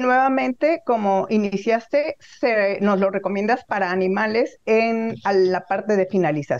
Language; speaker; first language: Spanish; native; Spanish